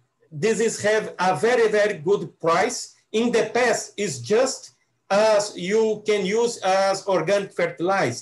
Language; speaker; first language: English; non-native, learner; Portuguese